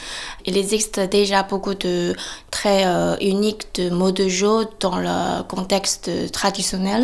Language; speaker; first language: French; non-native, fluent; Chinese